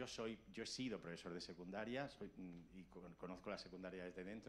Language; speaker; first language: Spanish; native; Spanish